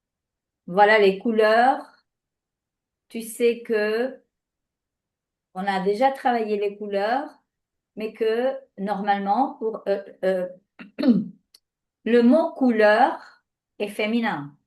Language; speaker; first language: French; non-native, fluent; Spanish